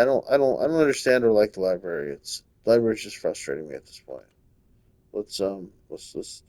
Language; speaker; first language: English; native; English